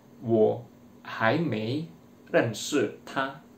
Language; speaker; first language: Chinese; non-native, fluent; Indonesian